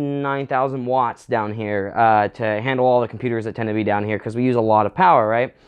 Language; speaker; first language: English; native; English